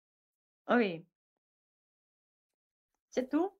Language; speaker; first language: French; non-native, learner; Russian